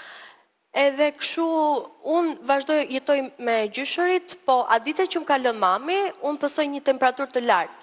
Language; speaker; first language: Albanian; early bilingual, heritage; Albanian